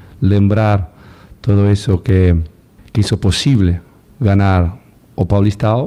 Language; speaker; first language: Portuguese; non-native, learner; Spanish